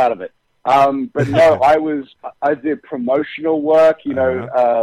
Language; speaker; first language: English; native; English